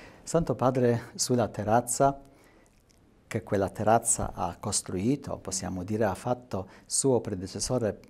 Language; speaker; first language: Italian; non-native, fluent; Polish